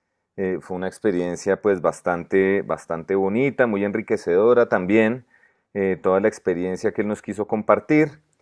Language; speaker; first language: Spanish; native; Spanish